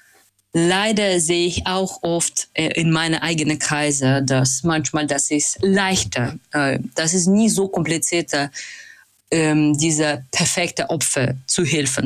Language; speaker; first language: German; non-native, fluent; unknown